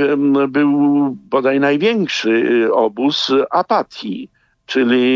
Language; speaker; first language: Polish; native; Polish